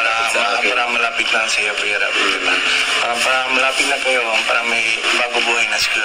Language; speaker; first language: Filipino; non-native, learner; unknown